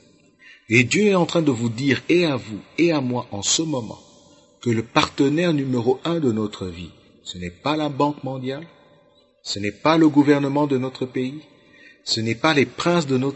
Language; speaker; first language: French; non-native, local second language; Lingala